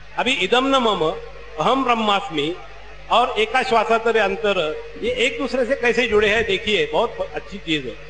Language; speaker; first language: Hindi; non-native, local second language; Marathi